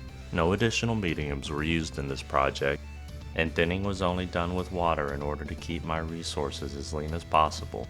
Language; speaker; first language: English; native; English